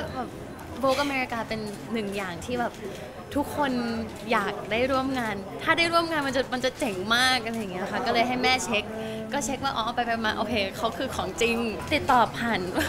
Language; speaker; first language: Thai; non-native, local second language; English